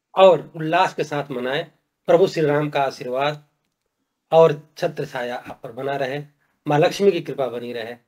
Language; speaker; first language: Hindi; native; Hindi